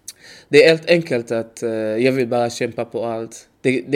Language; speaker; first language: Swedish; non-native, learner; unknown